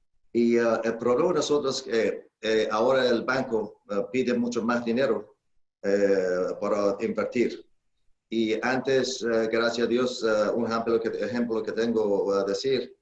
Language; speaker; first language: Spanish; non-native, learner; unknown